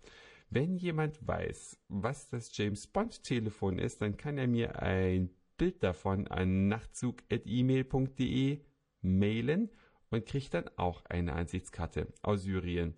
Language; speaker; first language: German; native; German